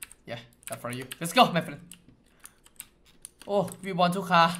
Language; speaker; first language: English; non-native, learner; Thai